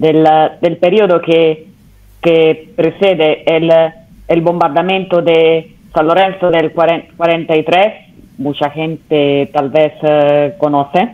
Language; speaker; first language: Spanish; non-native, fluent; Italian